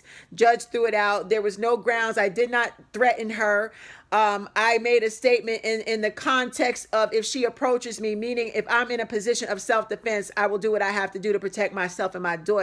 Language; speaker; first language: English; native; English